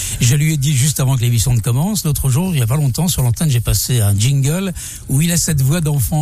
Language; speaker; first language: French; native; French